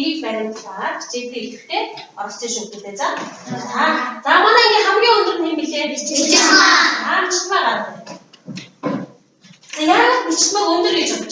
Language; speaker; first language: Mongolian; native; Mongolian